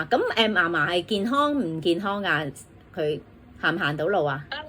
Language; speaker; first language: Cantonese; native; Cantonese